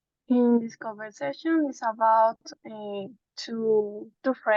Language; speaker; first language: English; non-native, learner; Spanish